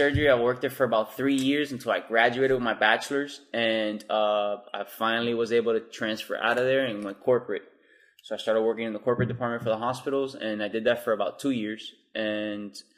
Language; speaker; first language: English; native; English